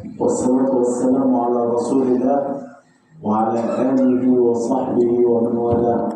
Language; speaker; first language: Malay; non-native, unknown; Arabic